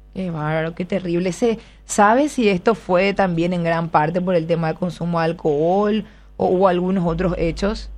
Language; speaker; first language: Spanish; native; Spanish